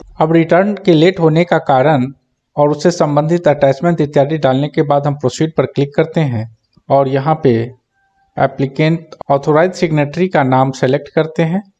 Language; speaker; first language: Hindi; native; Hindi